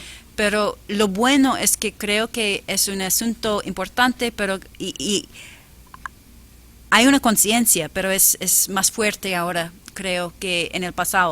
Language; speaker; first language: Spanish; non-native, fluent; English